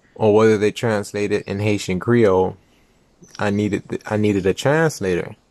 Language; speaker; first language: English; native; English